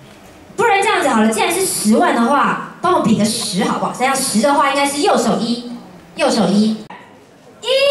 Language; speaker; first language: Chinese; native; Chinese